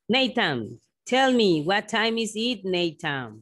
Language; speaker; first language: English; non-native, fluent; Spanish